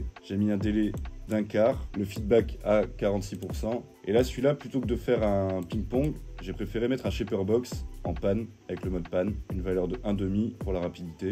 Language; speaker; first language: French; native; French